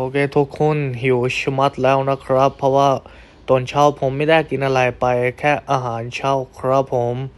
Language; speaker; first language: Thai; non-native, fluent; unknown